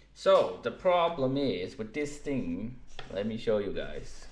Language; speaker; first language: English; non-native, fluent; Danish